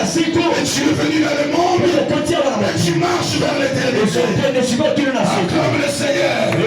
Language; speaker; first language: French; non-native, local second language; Lingala